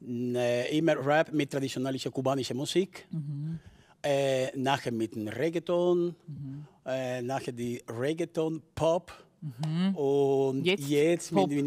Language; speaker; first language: German; non-native, fluent; Spanish